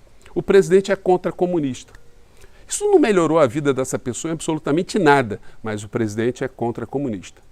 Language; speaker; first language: Portuguese; native; Portuguese